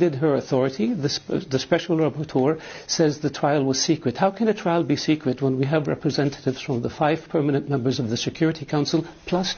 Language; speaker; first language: English; non-native, fluent; Arabic